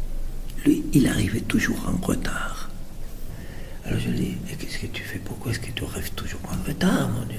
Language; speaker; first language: French; non-native, fluent; Spanish